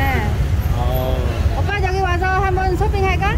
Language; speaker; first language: Korean; non-native, learner; Vietnamese